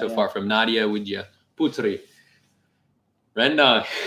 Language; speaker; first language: Indonesian; non-native, learner; English